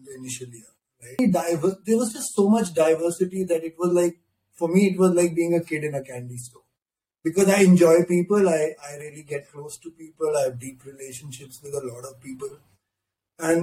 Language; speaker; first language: English; non-native, local second language; Hindi